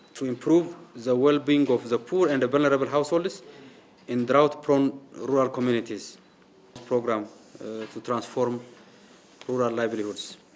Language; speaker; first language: English; non-native, local second language; Amharic